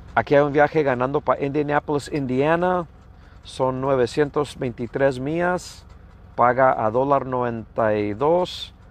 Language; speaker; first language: Spanish; early bilingual, heritage; Spanish